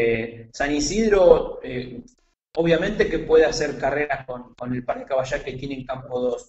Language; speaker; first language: Spanish; native; Spanish